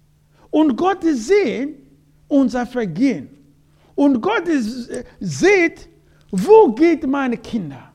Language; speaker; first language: German; non-native, learner; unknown